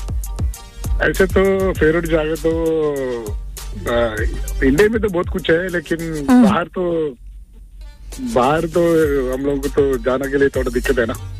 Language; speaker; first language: Hindi; non-native, local second language; Telugu